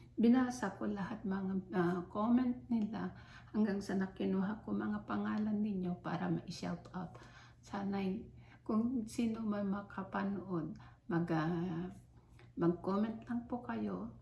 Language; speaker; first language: Filipino; non-native, local second language; Iloko